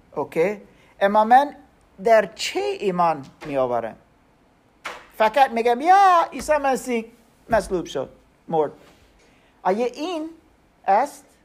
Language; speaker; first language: Persian; non-native, learner; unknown